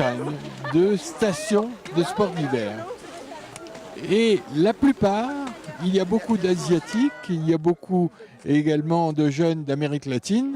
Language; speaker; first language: French; native; French